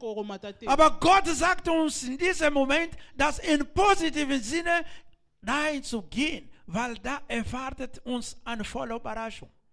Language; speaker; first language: German; non-native, learner; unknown